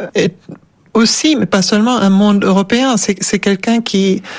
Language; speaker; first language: French; non-native, fluent; German